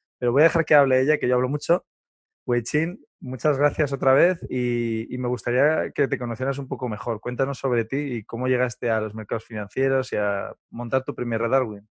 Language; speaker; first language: Spanish; native; Spanish